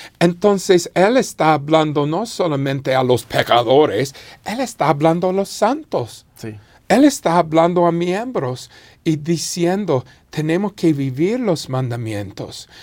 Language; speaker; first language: Spanish; non-native, fluent; English